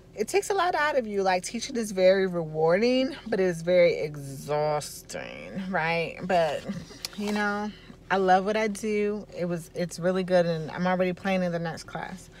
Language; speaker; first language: English; native; English